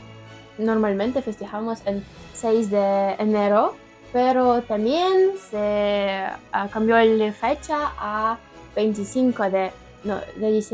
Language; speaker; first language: Spanish; non-native, learner; Ukrainian